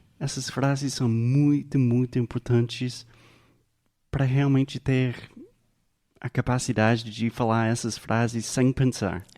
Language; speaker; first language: Portuguese; non-native, fluent; English